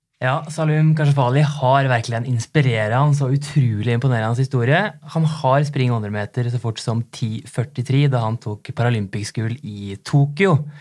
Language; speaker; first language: Norwegian; native; Norwegian